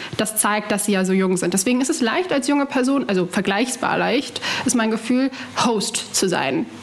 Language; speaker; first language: German; early bilingual, other home language; Arabic